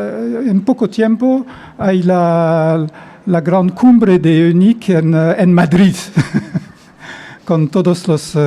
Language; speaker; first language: Spanish; non-native, fluent; French